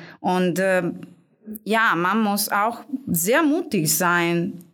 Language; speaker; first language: German; non-native, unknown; Italian